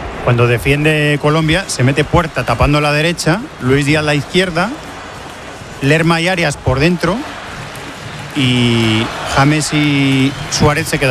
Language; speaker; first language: Spanish; native; Spanish